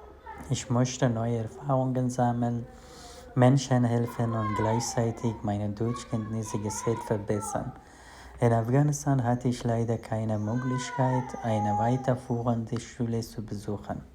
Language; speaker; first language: German; non-native, learner; Persian